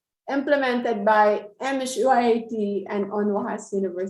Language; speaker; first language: English; non-native, local second language; Filipino